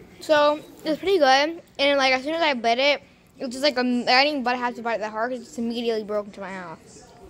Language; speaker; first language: English; native; English